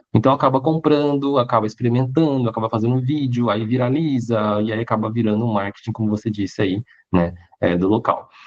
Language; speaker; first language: Portuguese; early bilingual, other home language; Chinese